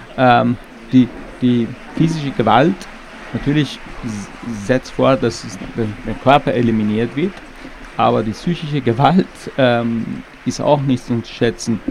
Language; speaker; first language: German; non-native, fluent; Persian